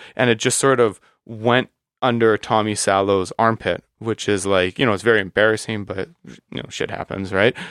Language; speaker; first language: English; native; English